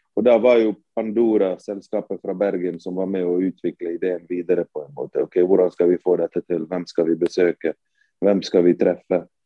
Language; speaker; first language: Norwegian; early bilingual, other home language; Bosnian